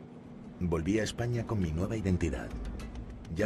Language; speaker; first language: Spanish; native; Spanish